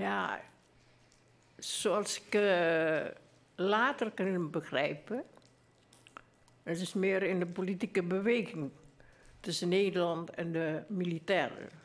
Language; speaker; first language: Dutch; early bilingual, other home language; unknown